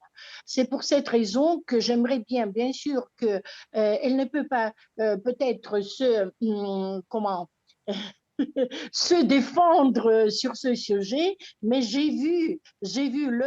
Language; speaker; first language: French; non-native, fluent; Russian